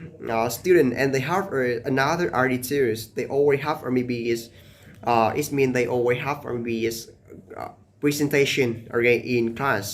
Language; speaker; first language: English; non-native, learner; Vietnamese